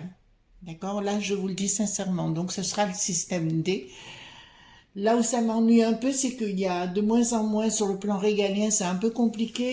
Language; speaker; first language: French; native; French